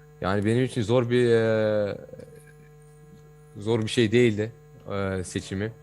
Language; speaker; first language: Turkish; early bilingual, heritage; Turkish